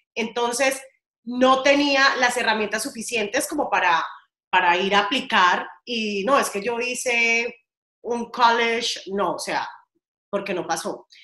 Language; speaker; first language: Spanish; native; Spanish